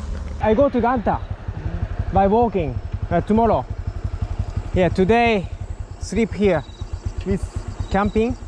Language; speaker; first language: English; non-native, learner; Japanese